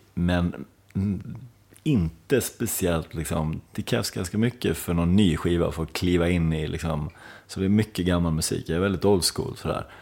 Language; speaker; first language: Swedish; native; Swedish